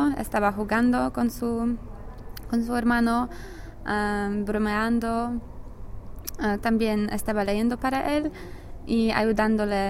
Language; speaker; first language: Spanish; non-native, learner; English